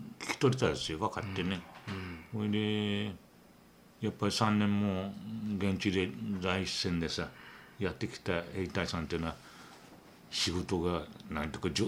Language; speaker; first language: Japanese; native; Japanese